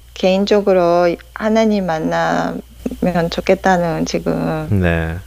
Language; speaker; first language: Korean; non-native, learner; Japanese